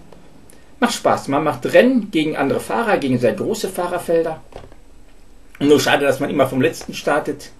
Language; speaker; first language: German; native; German